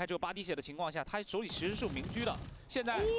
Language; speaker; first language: Chinese; native; Chinese